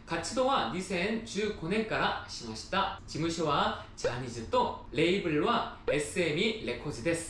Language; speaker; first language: Japanese; non-native, fluent; Korean